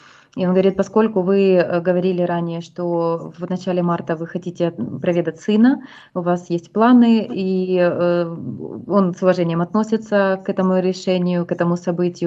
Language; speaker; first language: Russian; native; Russian